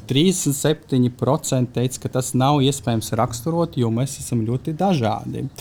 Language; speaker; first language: Latvian; non-native, local second language; Russian